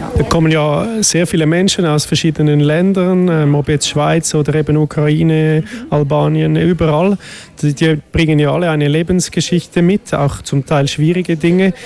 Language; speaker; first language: German; native; German